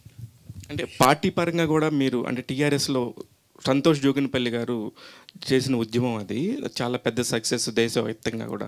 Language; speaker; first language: Telugu; native; Telugu